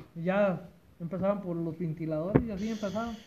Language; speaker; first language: Spanish; early bilingual, heritage; Spanish